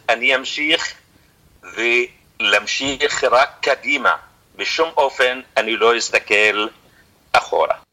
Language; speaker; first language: Hebrew; non-native, fluent; Arabic